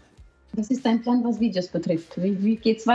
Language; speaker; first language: German; non-native, learner; Albanian